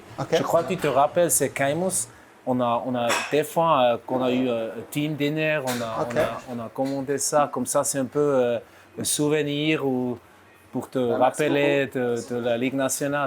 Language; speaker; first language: French; non-native, local second language; German